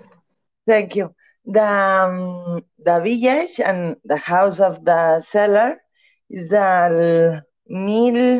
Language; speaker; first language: English; non-native, learner; Catalan